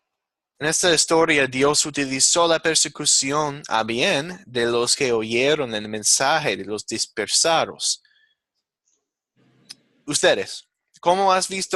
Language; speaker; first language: Spanish; non-native, fluent; English